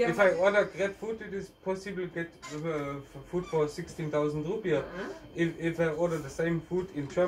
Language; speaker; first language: English; non-native, learner; German